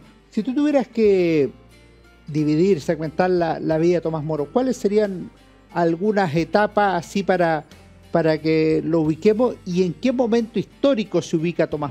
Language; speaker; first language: Spanish; native; Spanish